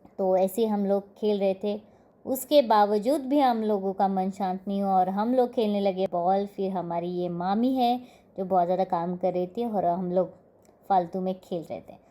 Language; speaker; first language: Hindi; non-native, local second language; Marathi